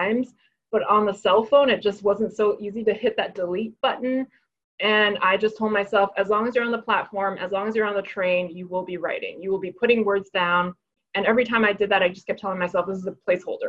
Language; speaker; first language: English; early bilingual, other home language; Chinese